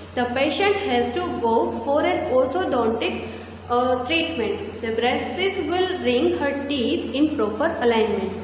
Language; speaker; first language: English; non-native, local second language; Gujarati